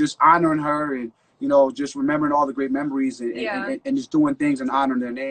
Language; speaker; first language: English; native; English